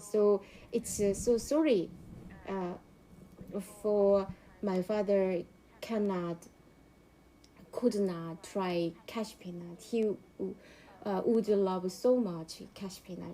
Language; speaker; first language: English; non-native, learner; Korean